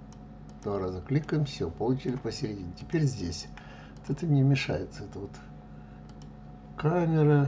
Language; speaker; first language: Russian; native; Russian